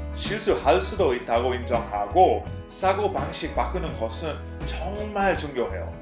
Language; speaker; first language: Korean; non-native, fluent; English